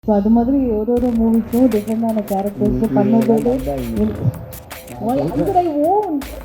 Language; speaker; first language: Tamil; early bilingual, heritage; Tamil